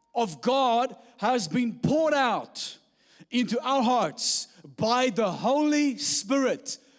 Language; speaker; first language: English; non-native, local second language; Afrikaans